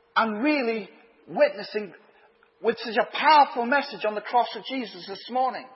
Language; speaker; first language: English; native; English